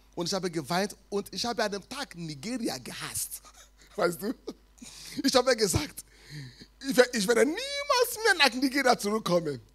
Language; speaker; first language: German; non-native, fluent; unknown